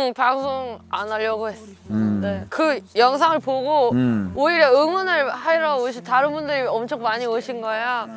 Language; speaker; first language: Korean; native; Korean